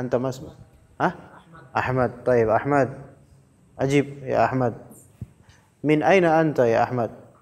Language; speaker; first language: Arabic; non-native, fluent; Indonesian